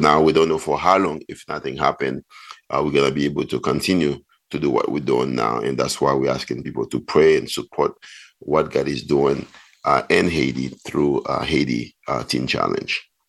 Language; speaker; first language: English; non-native, fluent; Haitian Creole